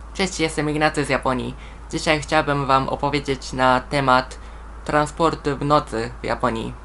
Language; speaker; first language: Polish; non-native, fluent; Japanese